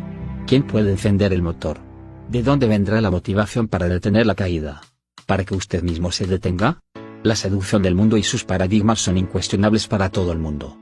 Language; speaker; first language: Spanish; native; Spanish